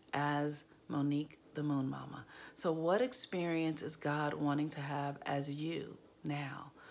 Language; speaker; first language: English; native; English